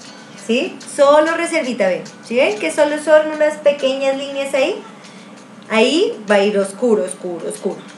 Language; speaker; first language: Spanish; native; Spanish